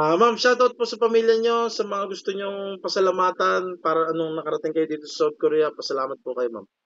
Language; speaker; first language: Filipino; native; Filipino